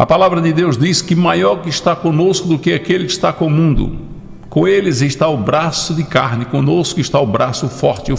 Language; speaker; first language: Portuguese; native; Portuguese